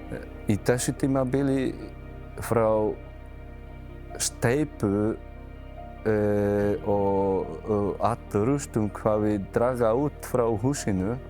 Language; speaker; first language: Icelandic; non-native, learner; Polish